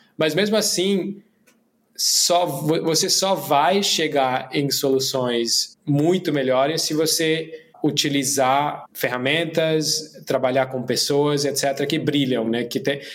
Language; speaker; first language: Portuguese; non-native, fluent; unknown